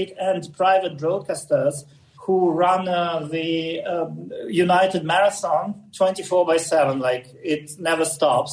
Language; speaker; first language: English; non-native, fluent; Russian